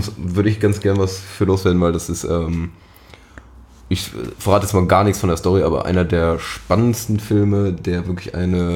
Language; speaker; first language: German; native; German